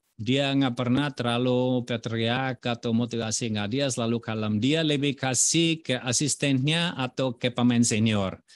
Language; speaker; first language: Indonesian; non-native, fluent; German